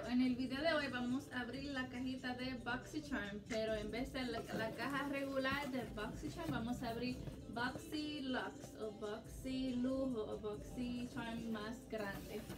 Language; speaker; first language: Spanish; early bilingual, heritage; Spanish